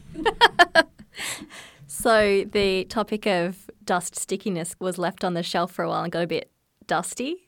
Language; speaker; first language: English; native; English